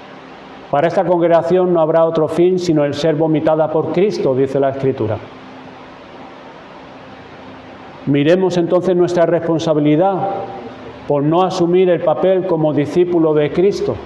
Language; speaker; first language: Spanish; native; Spanish